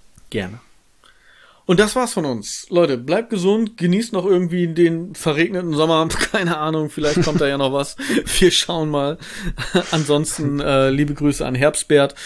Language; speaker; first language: German; native; German